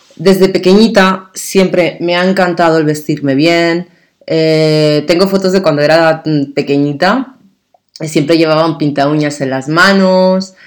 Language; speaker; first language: Spanish; early bilingual, other home language; Arabic